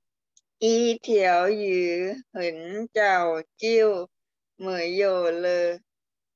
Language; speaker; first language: Chinese; non-native, learner; Thai